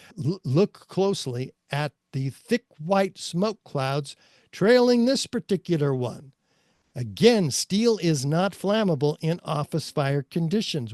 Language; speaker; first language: English; native; English